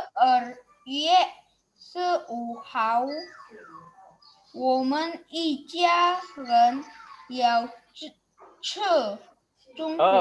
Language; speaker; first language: Chinese; non-native, learner; Indonesian